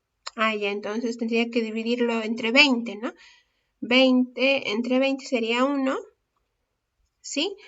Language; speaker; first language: Spanish; native; Spanish